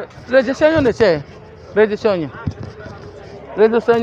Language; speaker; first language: Italian; non-native, learner; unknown